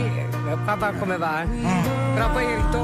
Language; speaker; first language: Italian; native; Italian